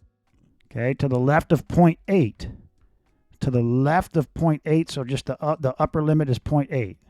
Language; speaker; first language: English; native; English